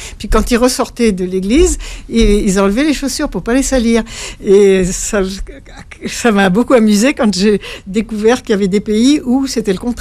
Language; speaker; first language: French; native; French